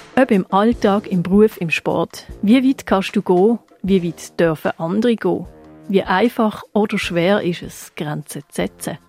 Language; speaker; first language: German; native; German